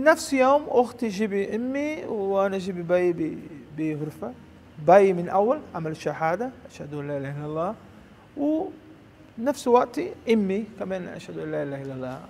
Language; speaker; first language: Arabic; non-native, learner; Portuguese